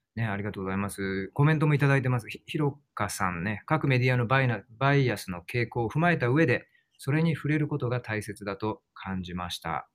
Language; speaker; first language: Japanese; native; Japanese